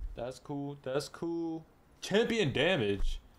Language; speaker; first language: English; native; English